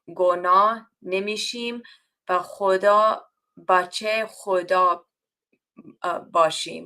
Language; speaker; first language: Persian; non-native, learner; English